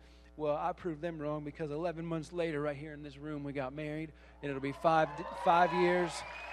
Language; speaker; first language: English; native; English